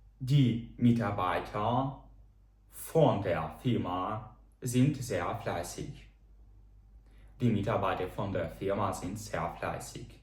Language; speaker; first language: German; non-native, fluent; Ukrainian